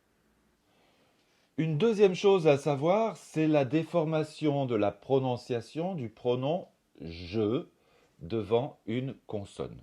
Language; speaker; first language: French; native; French